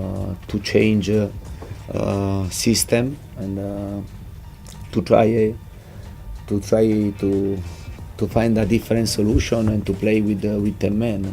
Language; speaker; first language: English; non-native, fluent; Italian